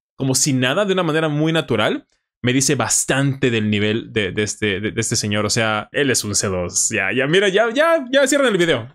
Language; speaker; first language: Spanish; native; Spanish